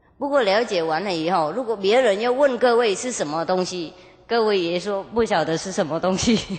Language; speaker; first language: Chinese; non-native, fluent; Vietnamese